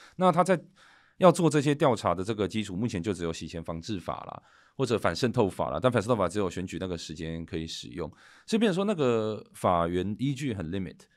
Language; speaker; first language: Chinese; native; Chinese